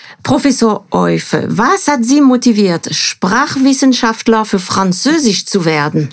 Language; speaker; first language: German; non-native, fluent; French